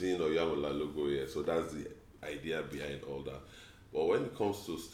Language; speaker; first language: English; non-native, local second language; Yoruba